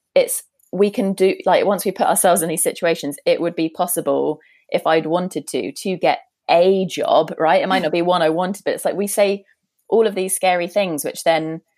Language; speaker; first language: English; native; English